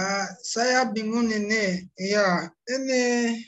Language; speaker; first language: Indonesian; non-native, learner; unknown